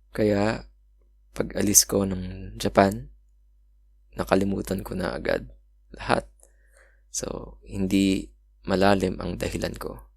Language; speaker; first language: Filipino; native; Filipino